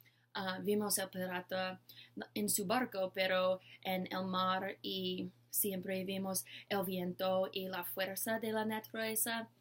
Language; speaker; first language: Spanish; non-native, learner; English